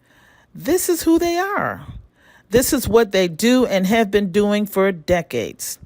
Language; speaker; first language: English; native; English